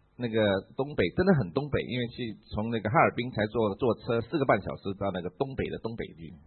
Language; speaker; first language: Chinese; native; Chinese